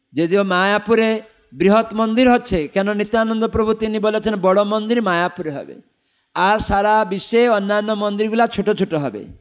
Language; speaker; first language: Bangla; non-native, fluent; Odia